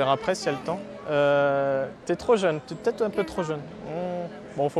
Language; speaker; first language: French; native; French